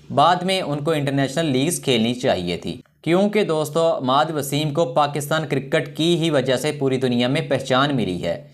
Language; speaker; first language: Urdu; non-native, local second language; Punjabi